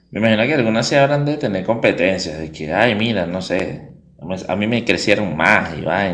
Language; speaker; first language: Spanish; native; Spanish